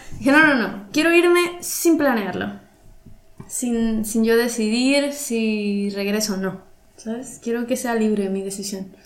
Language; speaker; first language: Spanish; native; Spanish